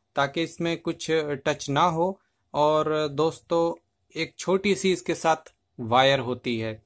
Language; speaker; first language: Hindi; native; Hindi